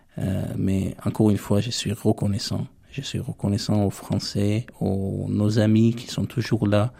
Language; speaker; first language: French; non-native, fluent; Armenian